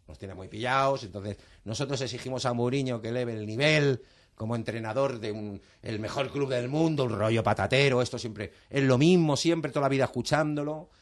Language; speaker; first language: Spanish; native; Spanish